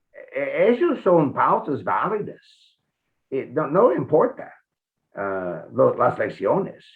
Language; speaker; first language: Spanish; non-native, fluent; English